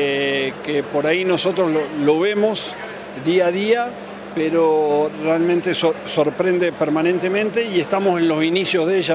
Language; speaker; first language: Spanish; native; Spanish